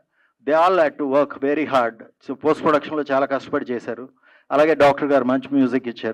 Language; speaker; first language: Telugu; native; Telugu